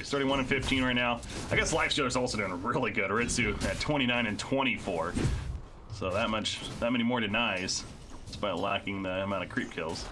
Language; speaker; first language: English; native; English